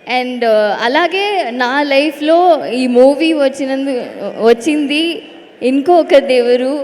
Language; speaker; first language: Telugu; non-native, learner; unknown